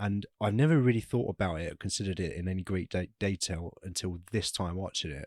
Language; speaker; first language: English; native; English